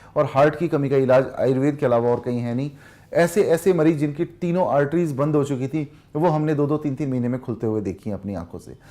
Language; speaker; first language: Hindi; native; Hindi